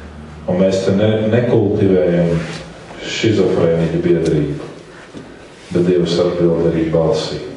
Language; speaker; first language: Latvian; native; Latvian